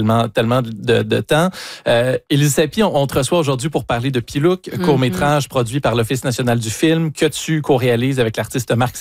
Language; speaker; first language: French; native; French